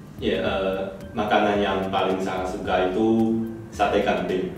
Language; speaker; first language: Indonesian; non-native, learner; Chinese